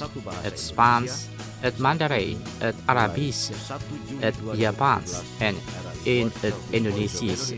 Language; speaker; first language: Dutch; non-native, learner; Indonesian